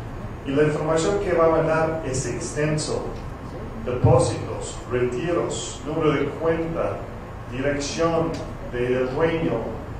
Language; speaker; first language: Spanish; non-native, fluent; English